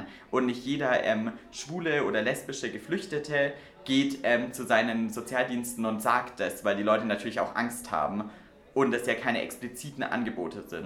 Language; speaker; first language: German; native; German